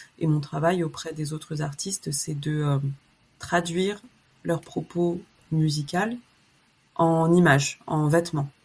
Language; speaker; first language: French; early bilingual, other home language; Chinese